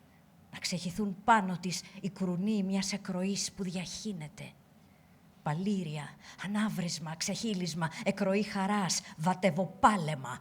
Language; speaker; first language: Greek; native; Greek